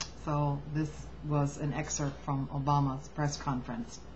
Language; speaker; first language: English; native; English